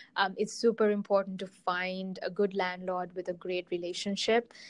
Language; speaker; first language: English; non-native, local second language; Sinhala